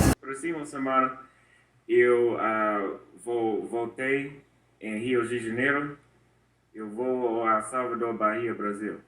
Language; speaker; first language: Portuguese; non-native, learner; English